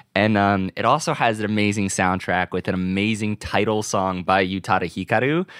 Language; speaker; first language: English; native; English